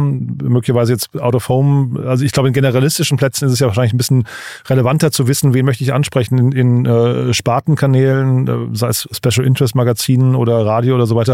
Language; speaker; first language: German; native; German